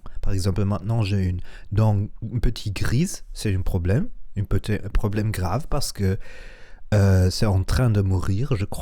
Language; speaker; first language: French; non-native, learner; Spanish